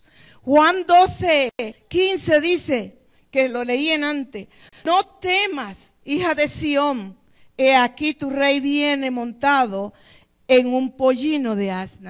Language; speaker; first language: Spanish; native; Spanish